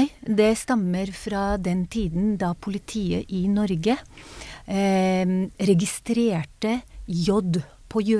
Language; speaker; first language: Norwegian; non-native, fluent; Hebrew